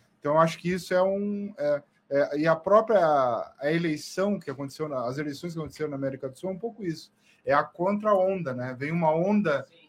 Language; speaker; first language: Portuguese; native; Portuguese